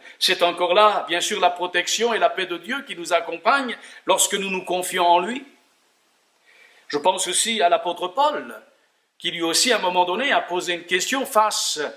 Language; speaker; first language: French; native; French